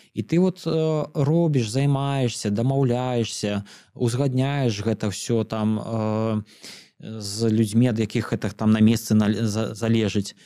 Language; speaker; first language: Belarusian; native; Belarusian